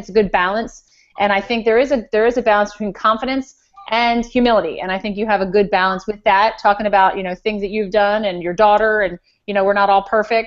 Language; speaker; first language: English; native; English